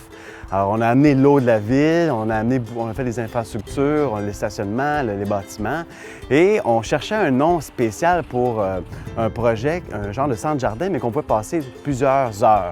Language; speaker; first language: French; native; French